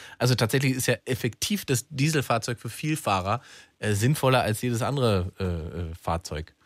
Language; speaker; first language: German; native; German